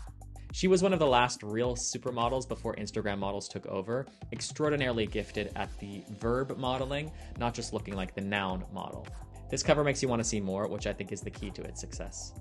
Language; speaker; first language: English; native; English